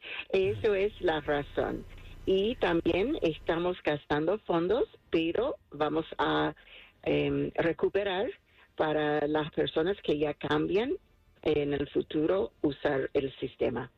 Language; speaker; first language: Spanish; non-native, fluent; English